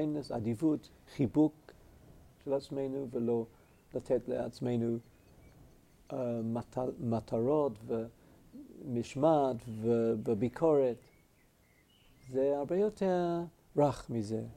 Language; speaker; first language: Hebrew; non-native, fluent; English